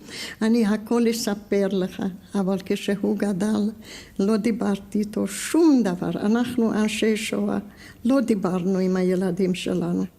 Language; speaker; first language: Hebrew; non-native, fluent; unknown